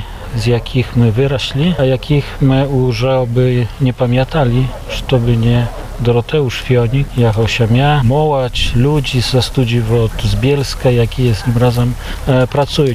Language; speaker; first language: Polish; non-native, local second language; Belarusian